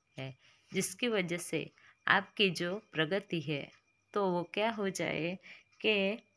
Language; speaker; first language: Hindi; non-native, local second language; Gujarati